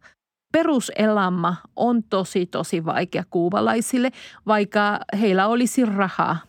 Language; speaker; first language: Finnish; non-native, fluent; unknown